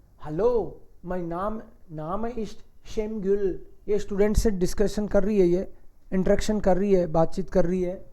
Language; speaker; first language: Hindi; native; Hindi